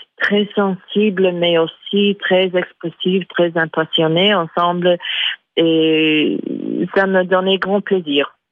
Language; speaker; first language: French; non-native, fluent; English